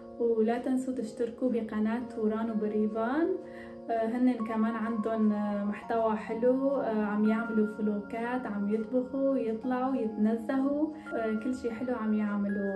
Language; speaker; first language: Arabic; non-native, local second language; Kurdish